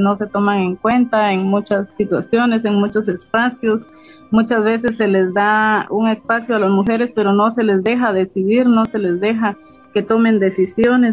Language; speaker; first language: Spanish; native; Spanish